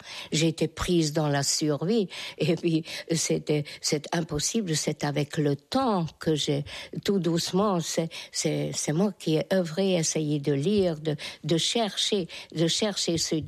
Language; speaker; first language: French; non-native, fluent; Hungarian